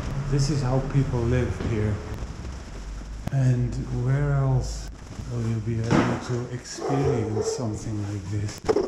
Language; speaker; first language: English; non-native, fluent; Dutch